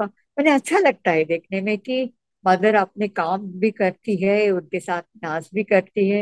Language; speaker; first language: Hindi; non-native, local second language; Tamil